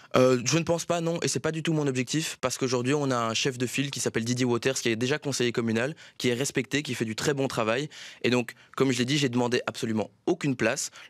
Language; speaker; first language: French; native; French